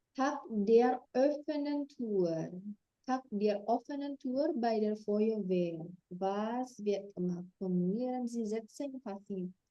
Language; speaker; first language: German; non-native, fluent; Indonesian